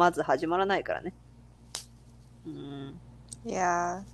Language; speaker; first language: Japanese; non-native, fluent; English